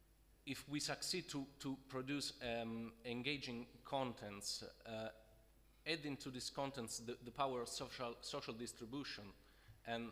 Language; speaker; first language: English; non-native, fluent; Italian